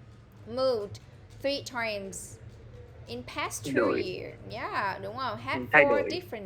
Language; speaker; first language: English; non-native, fluent; Vietnamese